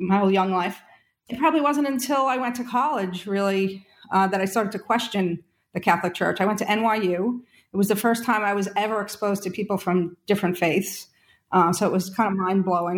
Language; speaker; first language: English; native; English